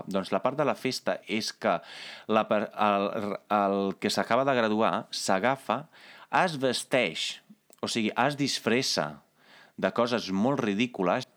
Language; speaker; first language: Catalan; non-native, fluent; Italian